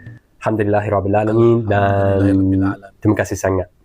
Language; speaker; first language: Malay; non-native, learner; English